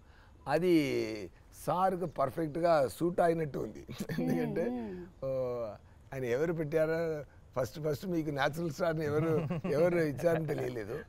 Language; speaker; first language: Telugu; non-native, local second language; Tamil